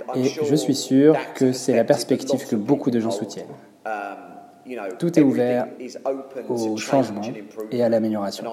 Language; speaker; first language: French; non-native, fluent; English